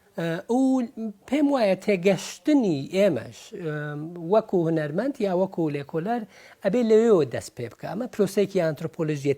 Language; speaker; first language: Central Kurdish; early bilingual, heritage; Central Kurdish